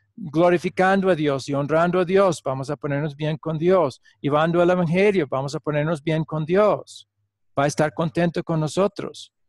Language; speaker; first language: Spanish; non-native, fluent; English